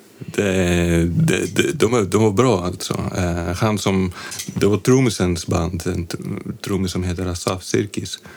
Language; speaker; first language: Swedish; non-native, fluent; Greek